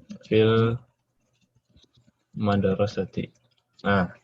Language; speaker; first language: Arabic; non-native, fluent; Indonesian